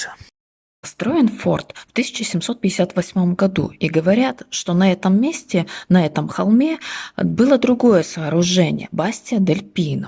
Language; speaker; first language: Russian; native; Russian